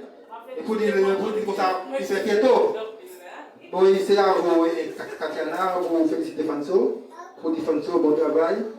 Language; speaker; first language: French; non-native, learner; Haitian Creole